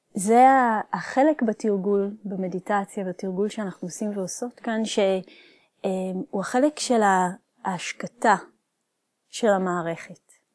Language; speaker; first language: Hebrew; native; Hebrew